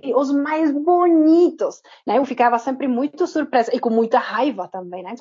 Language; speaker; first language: Portuguese; non-native, fluent; Czech